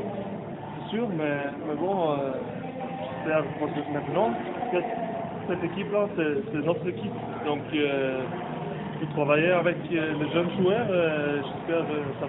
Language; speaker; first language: French; non-native, learner; Norwegian